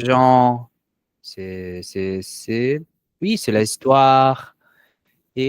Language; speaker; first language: French; non-native, learner; Portuguese